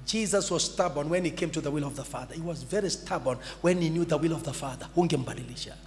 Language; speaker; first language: English; non-native, local second language; Swahili